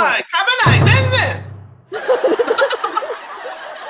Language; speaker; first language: Japanese; non-native, learner; English